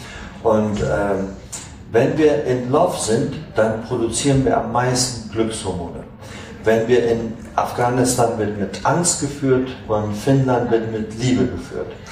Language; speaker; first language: German; non-native, fluent; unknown